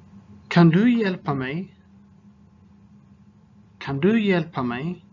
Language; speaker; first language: Swedish; non-native, fluent; Tigrinya